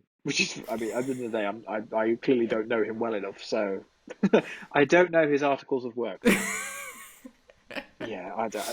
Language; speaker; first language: English; native; English